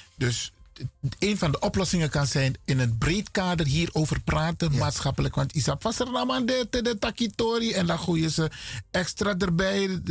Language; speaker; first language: Dutch; native; Dutch